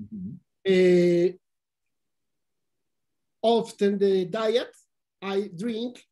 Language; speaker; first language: English; non-native, learner; Spanish